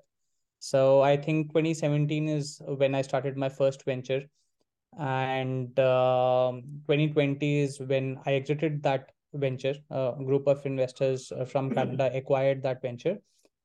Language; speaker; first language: English; non-native, local second language; Hindi